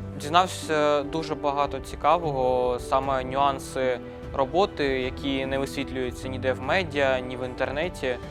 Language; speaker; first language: Ukrainian; native; Ukrainian